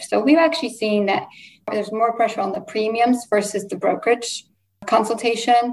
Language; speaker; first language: English; non-native, fluent; Polish